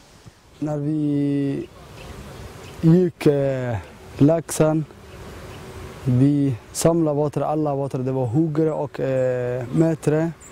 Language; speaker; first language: Swedish; non-native, learner; Somali